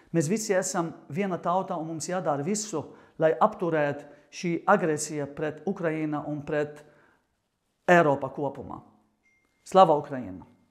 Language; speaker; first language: Latvian; non-native, fluent; Arabic